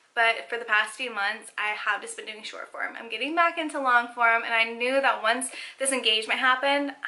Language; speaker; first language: English; native; English